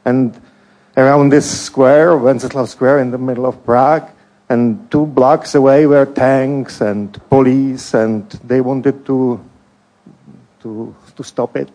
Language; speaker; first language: English; non-native, fluent; Czech